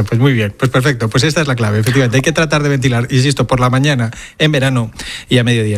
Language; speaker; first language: Spanish; native; Spanish